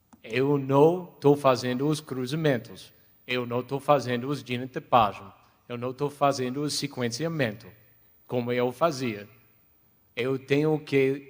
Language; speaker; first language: Portuguese; non-native, fluent; English